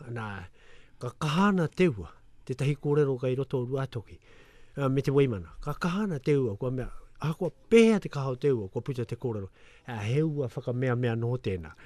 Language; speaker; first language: Māori; native; Māori